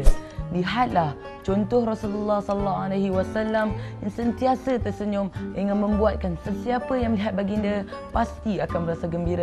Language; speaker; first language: Malay; native; Malay